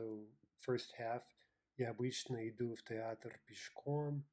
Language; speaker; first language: Russian; non-native, fluent; English